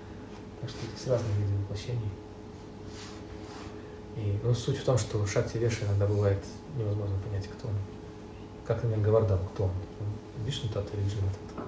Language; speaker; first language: Russian; native; Russian